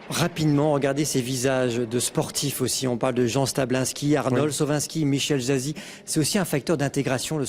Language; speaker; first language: French; native; French